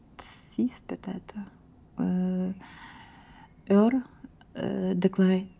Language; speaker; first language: French; non-native, learner; Ukrainian